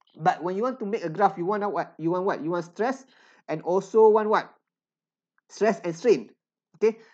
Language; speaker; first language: English; non-native, local second language; Malay